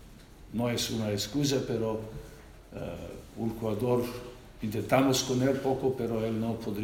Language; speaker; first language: Spanish; non-native, learner; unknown